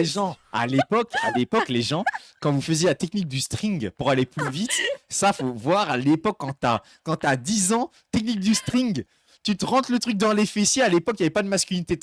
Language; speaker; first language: French; native; French